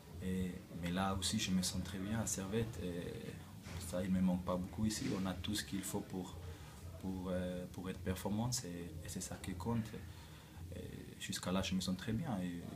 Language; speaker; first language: French; non-native, local second language; German